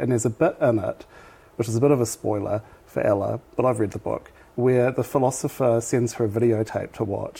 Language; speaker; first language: English; native; English